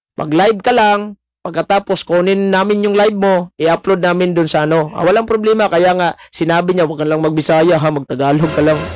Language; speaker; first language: Filipino; non-native, local second language; Cebuano